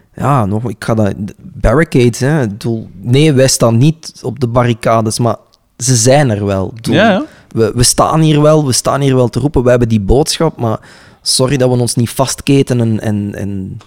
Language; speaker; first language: Dutch; native; Dutch